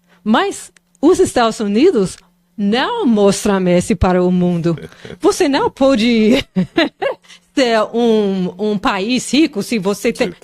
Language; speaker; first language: Portuguese; non-native, fluent; English